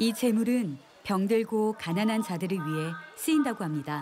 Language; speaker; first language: Korean; native; Korean